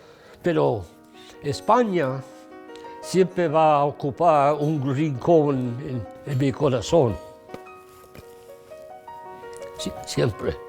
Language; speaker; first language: Spanish; early bilingual, heritage; English